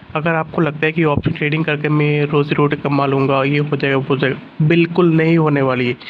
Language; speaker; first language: Hindi; non-native, local second language; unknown